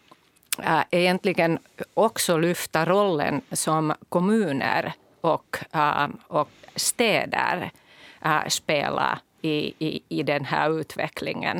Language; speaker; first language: Swedish; non-native, local second language; Finnish